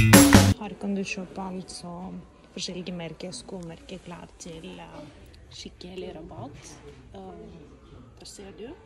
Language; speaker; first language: Norwegian; non-native, fluent; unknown